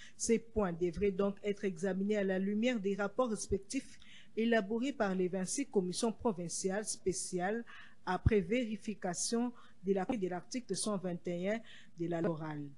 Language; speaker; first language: French; non-native, local second language; Lingala